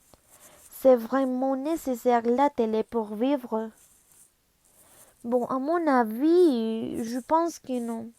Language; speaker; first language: French; non-native, learner; Spanish